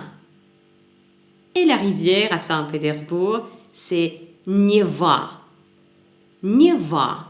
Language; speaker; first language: French; non-native, fluent; Russian